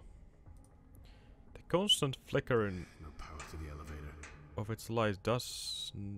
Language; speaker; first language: English; non-native, fluent; Finnish